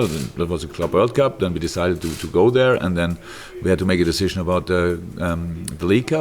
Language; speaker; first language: English; non-native, fluent; German